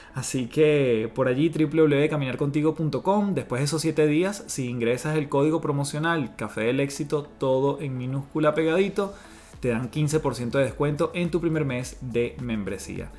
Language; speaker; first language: Spanish; native; Spanish